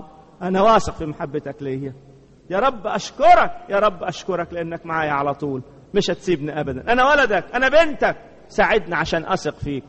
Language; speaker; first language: Arabic; native; Arabic